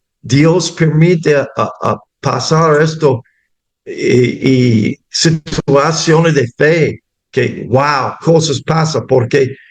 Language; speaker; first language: Spanish; non-native, fluent; English